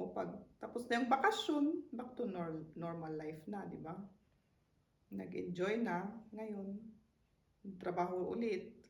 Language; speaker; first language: Filipino; non-native, local second language; German